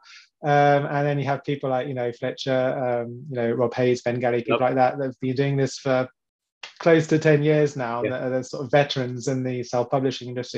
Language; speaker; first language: English; native; English